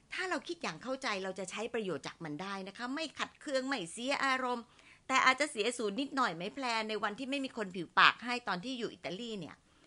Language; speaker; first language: Thai; native; Thai